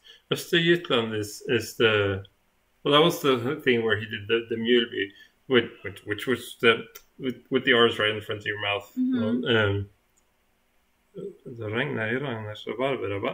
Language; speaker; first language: English; non-native, fluent; Swedish